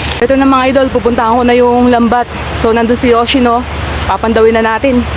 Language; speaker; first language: Filipino; native; Filipino